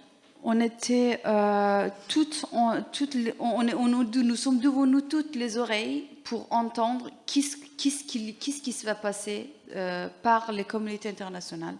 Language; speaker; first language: French; non-native, learner; Persian